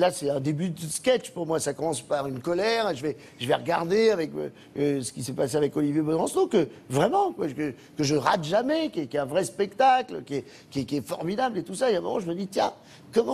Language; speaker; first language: French; native; French